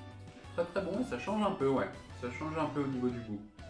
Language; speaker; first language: French; native; French